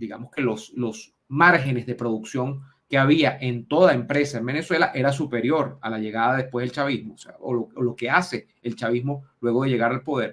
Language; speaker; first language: Spanish; native; Spanish